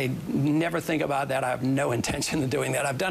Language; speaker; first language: English; native; English